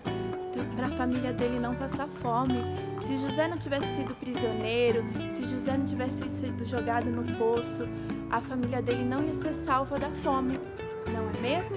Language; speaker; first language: Portuguese; native; Portuguese